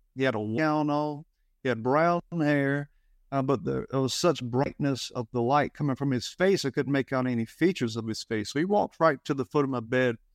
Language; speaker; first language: English; native; English